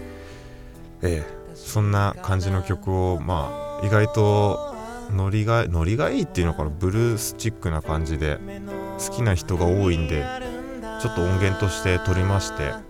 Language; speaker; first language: Japanese; native; Japanese